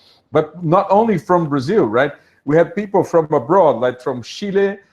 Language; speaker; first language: English; non-native, fluent; Portuguese